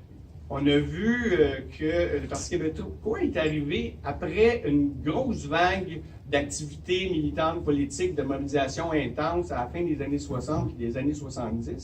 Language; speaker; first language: French; native; French